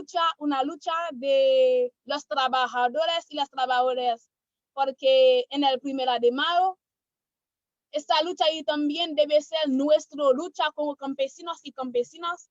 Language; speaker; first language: Spanish; non-native, learner; Haitian Creole